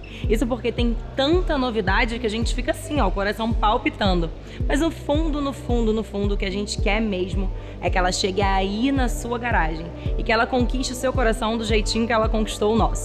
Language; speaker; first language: Portuguese; native; Portuguese